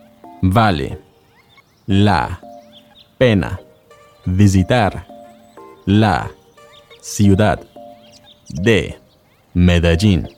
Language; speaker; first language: Spanish; non-native, fluent; English